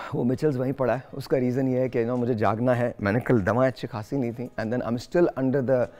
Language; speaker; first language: Urdu; native; Urdu